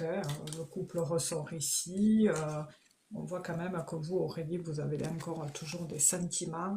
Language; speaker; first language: French; native; French